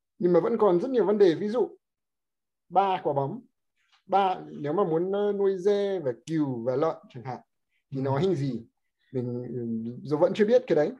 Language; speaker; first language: Vietnamese; non-native, fluent; English